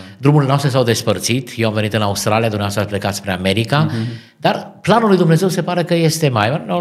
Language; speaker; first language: Romanian; native; Romanian